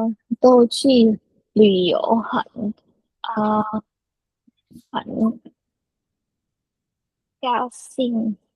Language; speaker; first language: Chinese; non-native, learner; Vietnamese